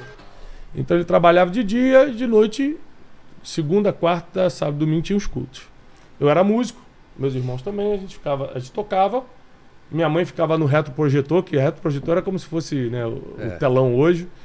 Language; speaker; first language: Portuguese; native; Portuguese